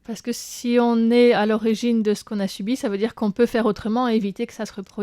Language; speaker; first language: French; native; French